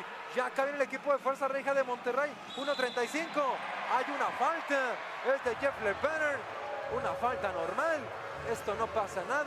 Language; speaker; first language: Spanish; native; Spanish